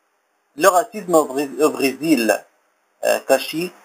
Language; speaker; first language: French; non-native, learner; Arabic